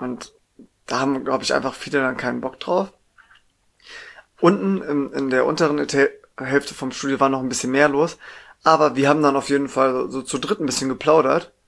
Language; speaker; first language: German; native; German